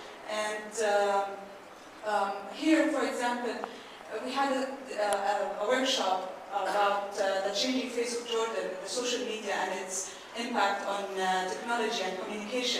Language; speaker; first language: English; non-native, fluent; Arabic